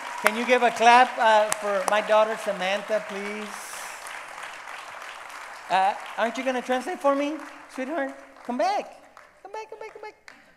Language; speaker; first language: English; non-native, fluent; Spanish